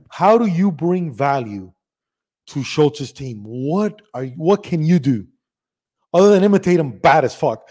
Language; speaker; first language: English; early bilingual, other home language; Spanish